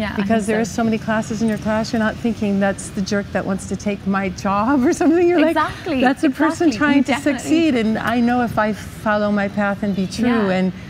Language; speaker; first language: English; native; English